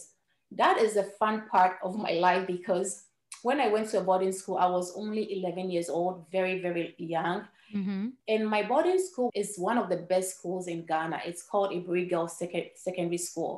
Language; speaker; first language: English; non-native, local second language; Ewe